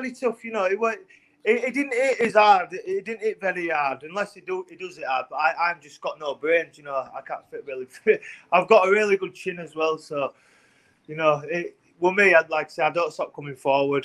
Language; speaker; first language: English; native; English